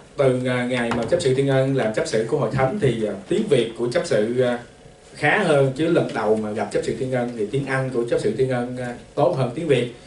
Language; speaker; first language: Vietnamese; native; Vietnamese